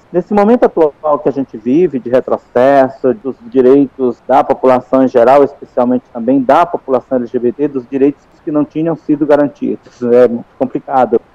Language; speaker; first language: Portuguese; native; Portuguese